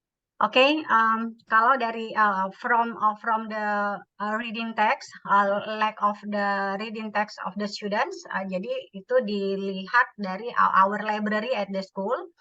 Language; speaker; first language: English; non-native, learner; Indonesian